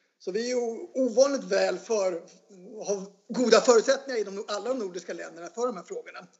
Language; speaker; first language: Swedish; native; Swedish